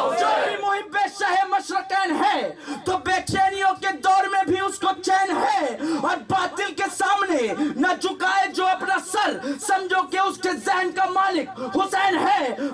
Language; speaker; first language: Urdu; native; Urdu